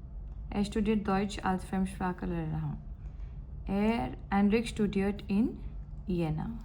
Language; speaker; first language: German; non-native, learner; Gujarati